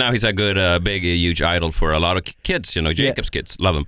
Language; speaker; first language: English; non-native, fluent; Swedish